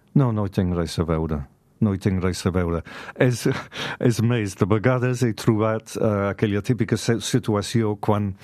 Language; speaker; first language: Catalan; non-native, fluent; English